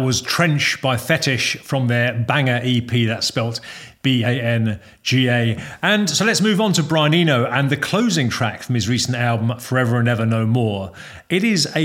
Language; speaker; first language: English; native; English